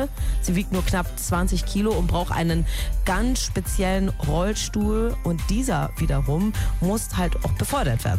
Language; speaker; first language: German; native; German